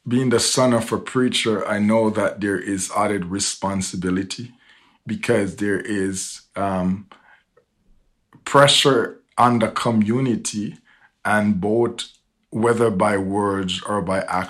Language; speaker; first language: English; non-native, local second language; Jamaican Creole English